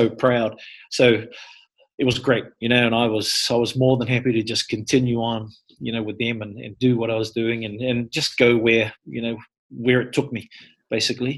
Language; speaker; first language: English; native; English